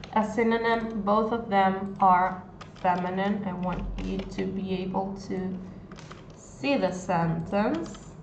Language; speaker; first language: English; non-native, fluent; Spanish